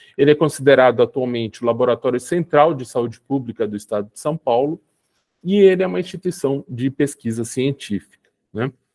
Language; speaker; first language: Portuguese; native; Portuguese